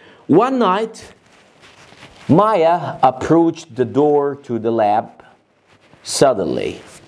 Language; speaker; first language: English; non-native, fluent; Arabic